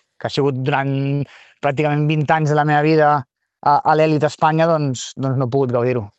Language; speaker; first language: Catalan; native; Catalan